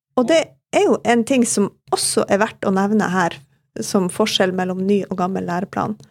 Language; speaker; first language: Norwegian; native; Norwegian